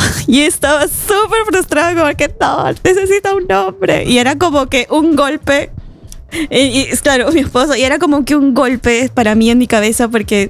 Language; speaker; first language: Spanish; native; Spanish